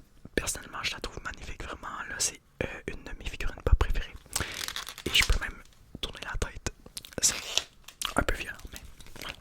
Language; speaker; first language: French; native; French